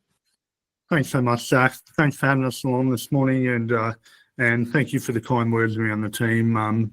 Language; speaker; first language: English; native; English